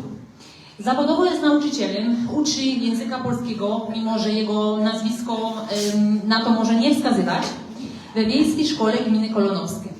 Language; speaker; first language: Polish; native; Polish